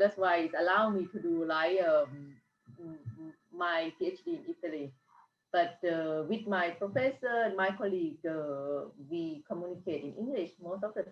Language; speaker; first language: English; non-native, fluent; Thai